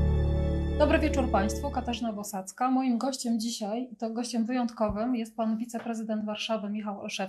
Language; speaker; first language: Polish; native; Polish